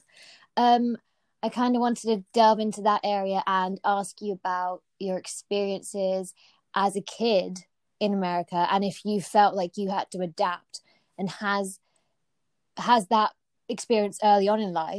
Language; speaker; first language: English; native; English